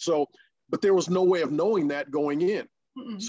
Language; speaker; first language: English; non-native, fluent; Russian